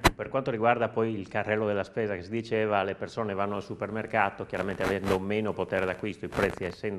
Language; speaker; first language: Italian; native; Italian